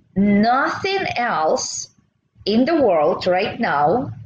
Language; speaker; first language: English; non-native, fluent; Russian